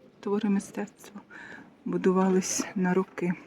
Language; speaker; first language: Ukrainian; native; Ukrainian